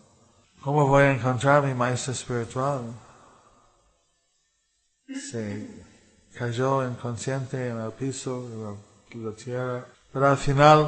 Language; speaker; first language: Spanish; non-native, fluent; English